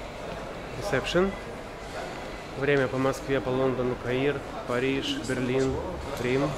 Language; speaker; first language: Russian; native; Russian